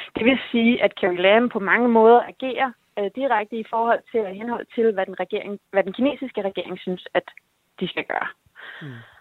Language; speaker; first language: Danish; native; Danish